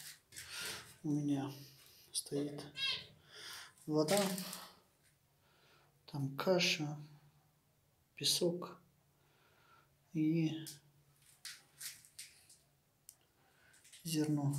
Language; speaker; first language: Russian; non-native, local second language; Romanian